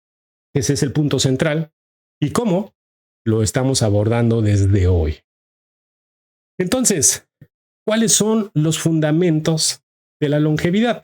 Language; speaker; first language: Spanish; native; Spanish